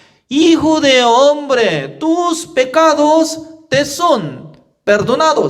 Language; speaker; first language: Spanish; non-native, fluent; Korean